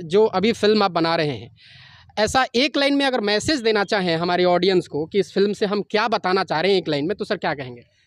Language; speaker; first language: Hindi; native; Hindi